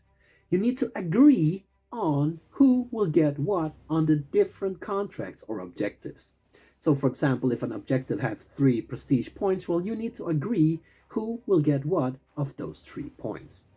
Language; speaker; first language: English; non-native, fluent; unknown